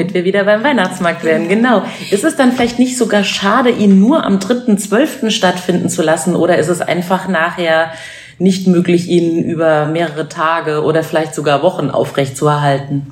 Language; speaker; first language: German; native; German